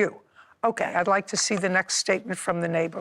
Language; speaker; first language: English; native; English